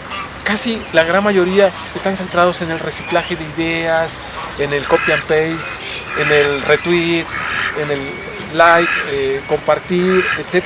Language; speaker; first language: Spanish; native; Spanish